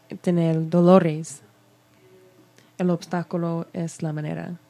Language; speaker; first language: Spanish; non-native, learner; English